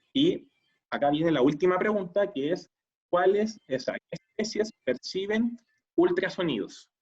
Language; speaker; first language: Spanish; native; Spanish